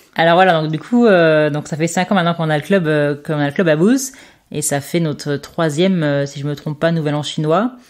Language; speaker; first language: French; native; French